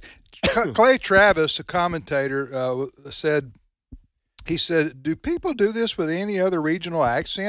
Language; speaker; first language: English; native; English